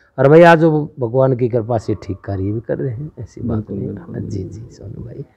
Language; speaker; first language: Hindi; native; Hindi